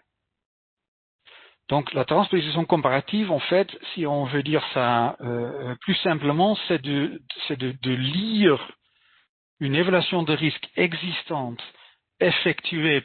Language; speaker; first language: French; non-native, fluent; Dutch